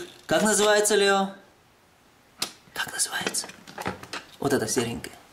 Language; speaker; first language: Russian; native; Russian